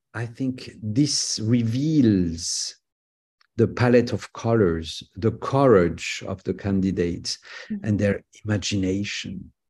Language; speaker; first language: English; non-native, fluent; French